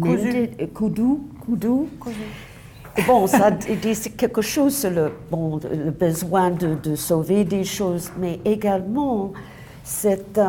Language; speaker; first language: French; non-native, fluent; English